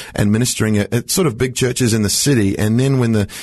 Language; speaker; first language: English; native; English